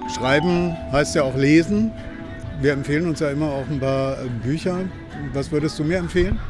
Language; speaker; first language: German; native; German